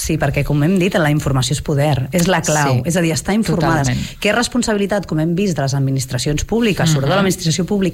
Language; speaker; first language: Catalan; native; Catalan